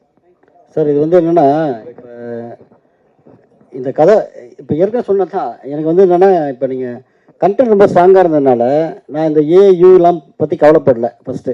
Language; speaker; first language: Tamil; native; Tamil